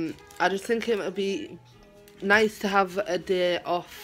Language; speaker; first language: English; native; English